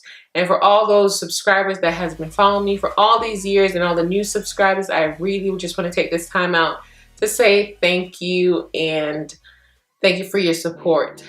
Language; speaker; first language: English; native; English